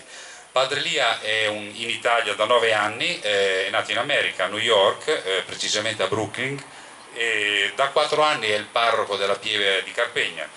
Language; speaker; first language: Italian; native; Italian